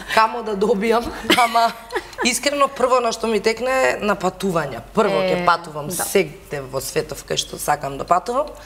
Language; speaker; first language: Macedonian; native; Macedonian